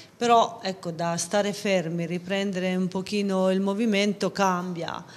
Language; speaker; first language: Italian; native; Italian